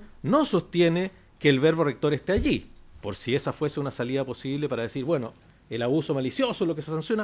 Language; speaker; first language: Spanish; native; Spanish